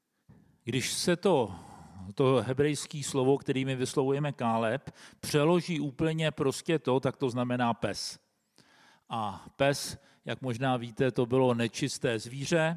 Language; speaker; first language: Czech; native; Czech